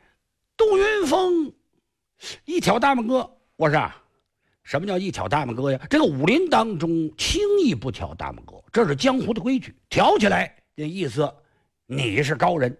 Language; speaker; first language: Chinese; native; Chinese